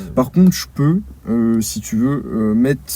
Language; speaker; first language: French; native; French